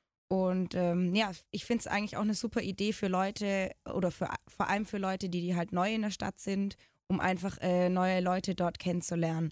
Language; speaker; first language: German; native; German